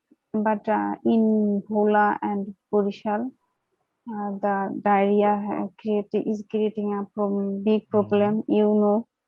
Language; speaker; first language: English; non-native, learner; Bangla